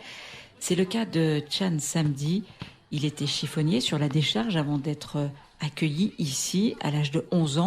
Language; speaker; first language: French; native; French